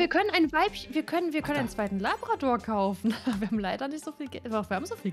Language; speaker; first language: German; native; German